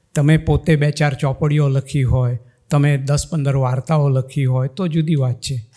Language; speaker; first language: Gujarati; non-native, local second language; Marathi